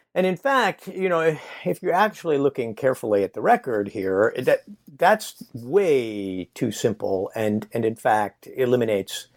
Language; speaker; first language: English; native; English